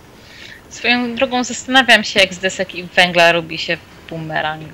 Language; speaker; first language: Polish; native; Polish